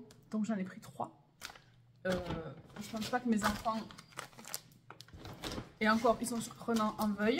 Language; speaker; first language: French; native; French